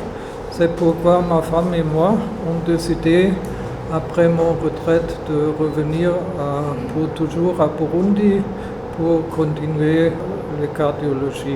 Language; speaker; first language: French; non-native, learner; German